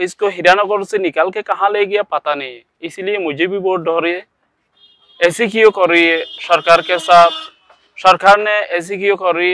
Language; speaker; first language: Hindi; non-native, learner; Rohingya